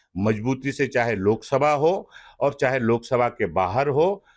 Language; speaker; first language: Hindi; non-native, local second language; Marathi